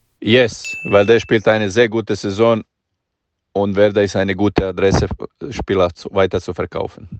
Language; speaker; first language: German; non-native, fluent; Croatian